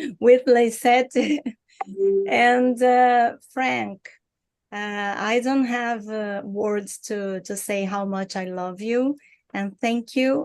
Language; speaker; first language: English; non-native, learner; Portuguese